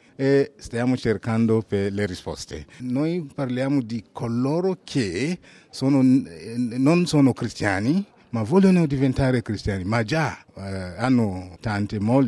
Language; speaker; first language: Italian; non-native, fluent; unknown